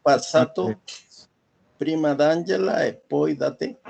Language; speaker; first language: Italian; non-native, learner; Spanish